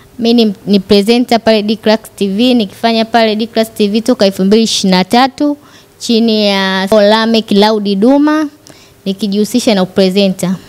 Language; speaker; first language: Swahili; native; Swahili